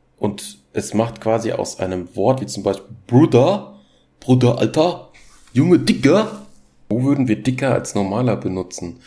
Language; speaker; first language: German; native; German